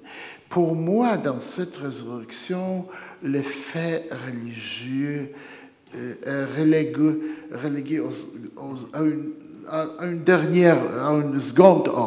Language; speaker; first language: French; non-native, fluent; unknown